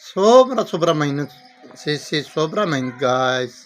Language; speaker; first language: Filipino; non-native, learner; Punjabi